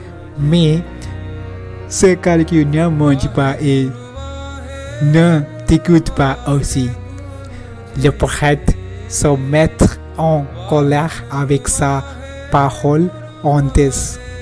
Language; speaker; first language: French; non-native, learner; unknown